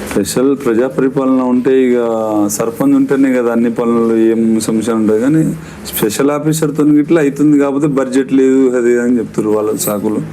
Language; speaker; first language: Telugu; non-native, local second language; Lambadi